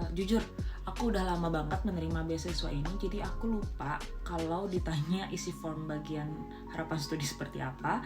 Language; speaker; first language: Indonesian; native; Indonesian